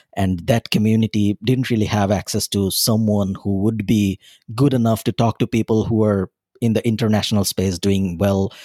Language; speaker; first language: English; non-native, local second language; Bangla